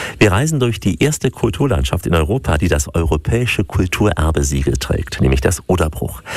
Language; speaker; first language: German; native; German